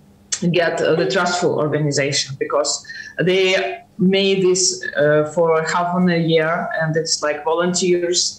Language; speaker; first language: English; non-native, learner; Ukrainian